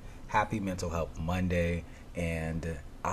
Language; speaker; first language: English; native; English